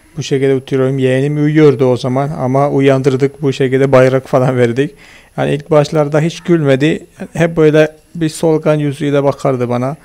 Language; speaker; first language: Turkish; non-native, fluent; Malayalam